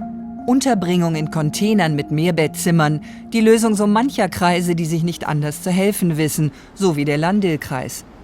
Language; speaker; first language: German; native; German